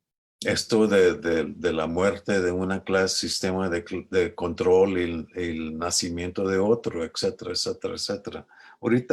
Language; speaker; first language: Spanish; early bilingual, other home language; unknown